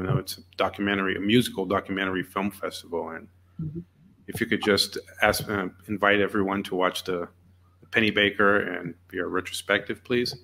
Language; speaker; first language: English; non-native, fluent; Portuguese